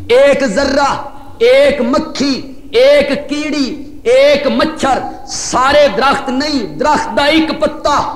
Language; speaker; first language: Urdu; non-native, local second language; Punjabi